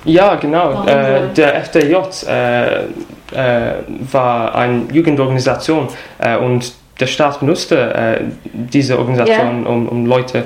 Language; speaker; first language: German; non-native, fluent; English